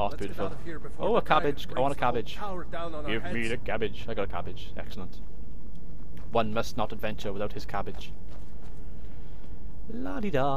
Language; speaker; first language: English; native; English